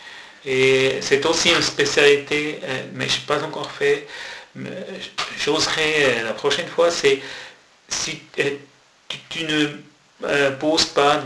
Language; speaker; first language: French; non-native, local second language; German